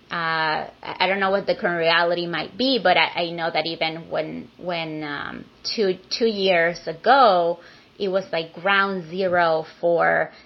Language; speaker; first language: English; non-native, fluent; Spanish